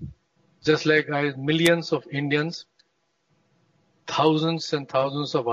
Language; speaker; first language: English; non-native, local second language; Hindi